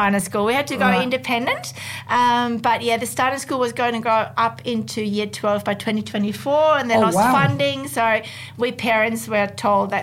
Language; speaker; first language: English; non-native, fluent; German